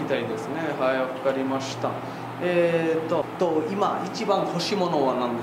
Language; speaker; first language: Japanese; non-native, fluent; Bangla